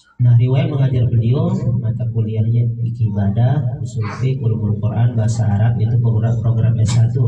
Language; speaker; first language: Indonesian; non-native, local second language; Sasak